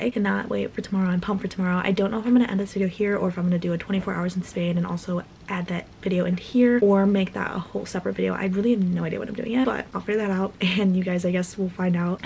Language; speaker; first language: English; native; English